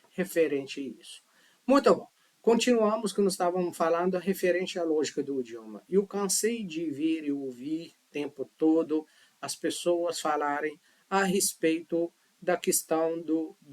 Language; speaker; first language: Portuguese; non-native, fluent; Arabic